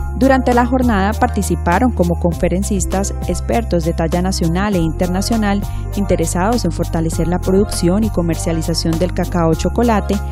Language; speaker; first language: Spanish; non-native, fluent; French